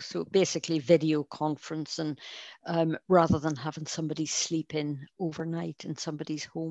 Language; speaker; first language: English; native; English